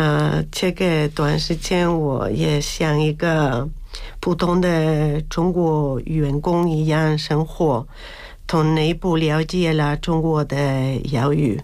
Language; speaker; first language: Chinese; non-native, learner; Spanish